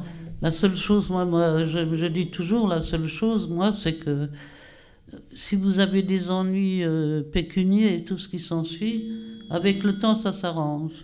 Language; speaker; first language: French; native; French